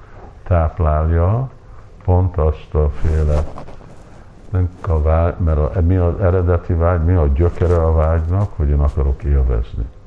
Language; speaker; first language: Hungarian; early bilingual, heritage; Hungarian